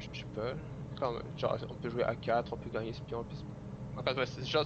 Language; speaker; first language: French; native; French